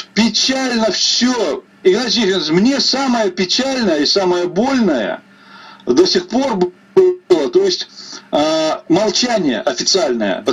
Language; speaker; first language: Russian; native; Russian